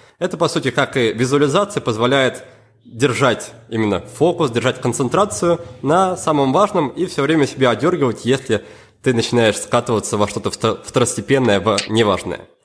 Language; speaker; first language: Russian; native; Russian